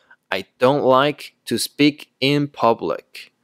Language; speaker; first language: English; non-native, fluent; Chinese